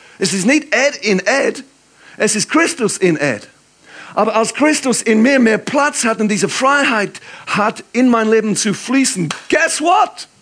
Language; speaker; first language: German; non-native, fluent; English